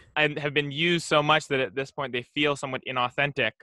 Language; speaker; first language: English; native; English